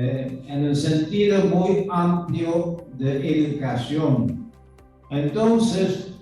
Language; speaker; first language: Spanish; non-native, fluent; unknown